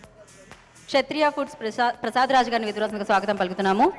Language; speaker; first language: Telugu; native; Telugu